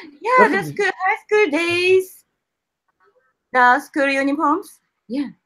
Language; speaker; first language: English; non-native, learner; Japanese